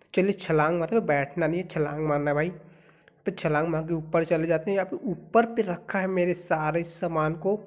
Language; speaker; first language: Hindi; native; Hindi